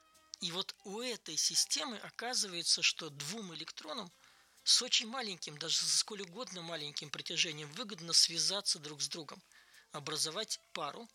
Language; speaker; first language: Russian; native; Russian